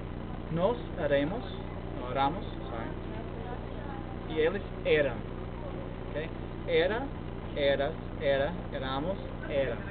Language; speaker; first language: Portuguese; non-native, learner; English